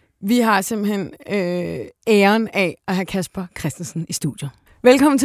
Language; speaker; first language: Danish; native; Danish